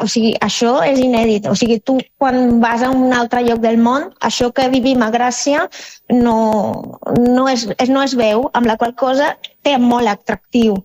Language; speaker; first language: Catalan; non-native, fluent; Spanish